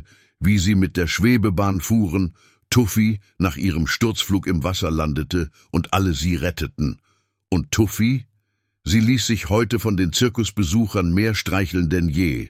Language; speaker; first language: German; native; German